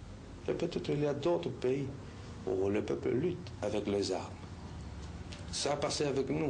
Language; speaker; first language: French; non-native, fluent; Spanish